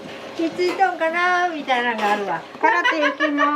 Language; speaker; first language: Japanese; native; Japanese